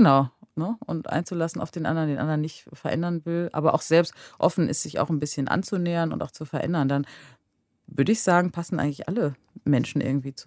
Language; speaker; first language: German; native; German